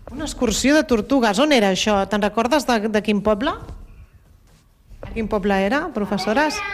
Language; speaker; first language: Catalan; native; Catalan